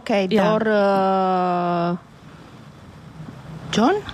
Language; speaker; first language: Dutch; non-native, learner; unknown